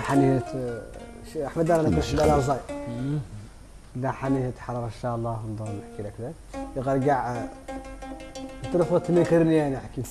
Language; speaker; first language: Arabic; native; Arabic